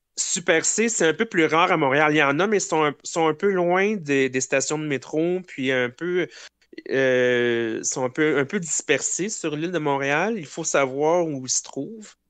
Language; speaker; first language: French; native; French